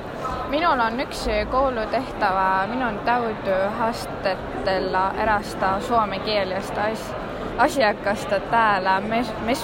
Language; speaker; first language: Finnish; non-native, learner; Estonian